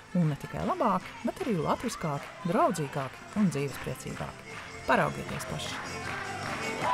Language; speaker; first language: Latvian; native; Latvian